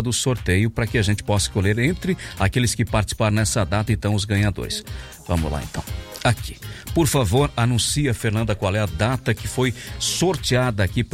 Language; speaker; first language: Portuguese; non-native, local second language; Italian